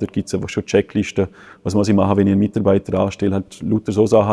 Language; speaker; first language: German; native; German